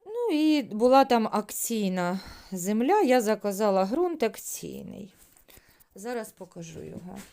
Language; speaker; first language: Ukrainian; native; Ukrainian